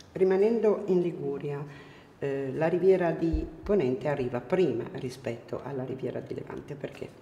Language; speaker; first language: Italian; native; Italian